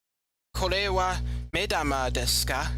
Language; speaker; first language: Japanese; non-native, learner; English